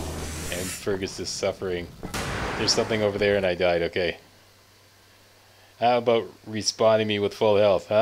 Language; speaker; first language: English; native; English